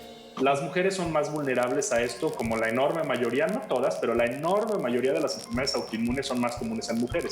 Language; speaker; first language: Spanish; native; Spanish